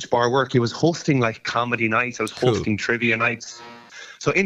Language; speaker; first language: English; native; English